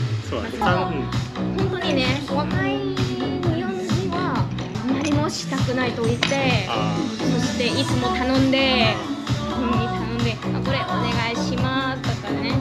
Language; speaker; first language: Japanese; non-native, learner; Vietnamese